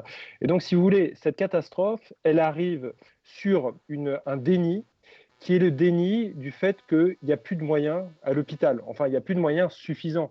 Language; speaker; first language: French; native; French